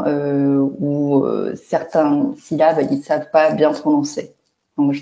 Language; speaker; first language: French; non-native, fluent; Chinese